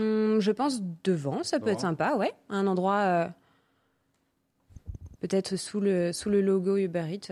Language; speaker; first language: French; native; French